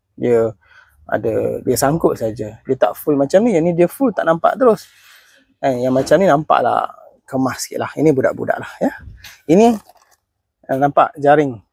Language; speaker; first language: Malay; native; Malay